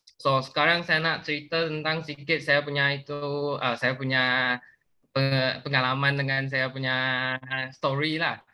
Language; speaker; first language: Malay; non-native, local second language; Chinese